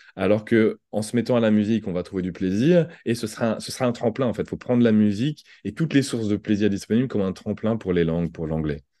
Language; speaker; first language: French; native; French